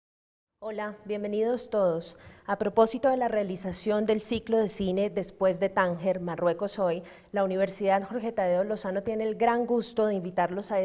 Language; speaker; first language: Spanish; native; Spanish